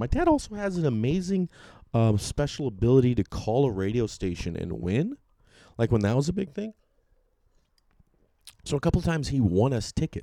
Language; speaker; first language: English; native; English